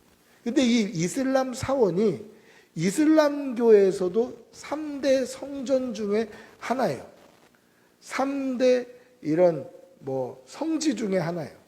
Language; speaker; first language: Korean; native; Korean